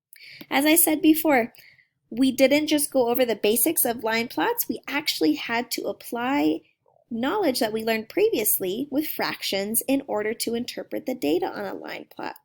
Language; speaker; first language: English; native; English